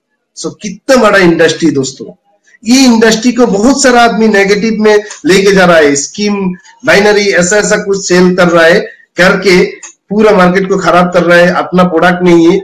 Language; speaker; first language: Hindi; non-native, fluent; Bangla